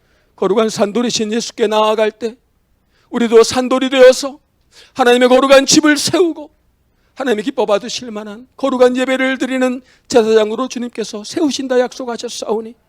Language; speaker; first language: Korean; native; Korean